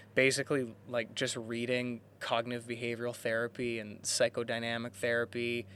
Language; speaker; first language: English; native; English